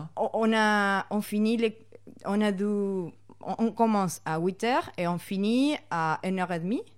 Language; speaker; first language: French; non-native, fluent; Spanish